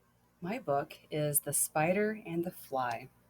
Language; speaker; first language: English; native; English